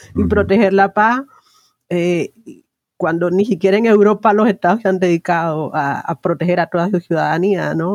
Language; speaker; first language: Spanish; native; Spanish